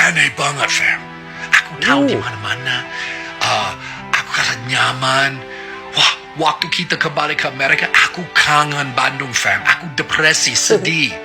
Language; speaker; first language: Indonesian; non-native, learner; English